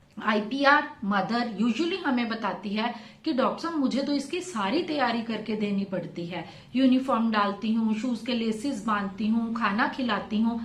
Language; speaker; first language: Hindi; non-native, local second language; Punjabi